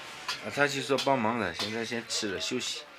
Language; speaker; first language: Chinese; native; Chinese